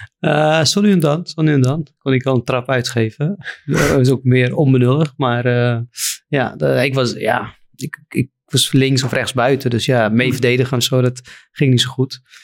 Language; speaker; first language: Dutch; non-native, fluent; Arabic